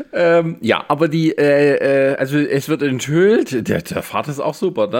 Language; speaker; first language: German; native; German